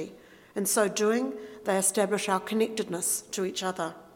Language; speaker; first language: English; native; English